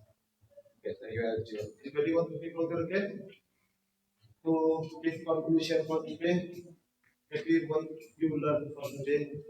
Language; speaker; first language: English; non-native, learner; Indonesian